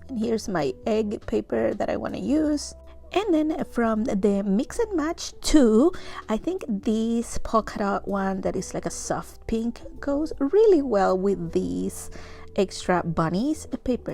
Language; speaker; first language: English; non-native, fluent; Spanish